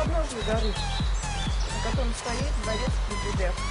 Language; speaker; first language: Russian; native; Russian